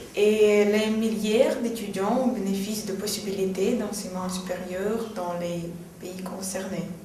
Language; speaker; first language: French; non-native, fluent; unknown